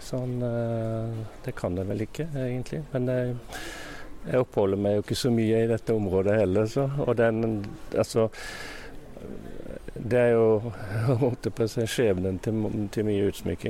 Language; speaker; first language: Norwegian; native; Norwegian